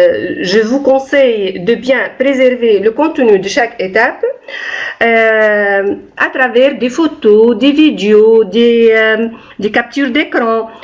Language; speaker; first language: French; non-native, local second language; Arabic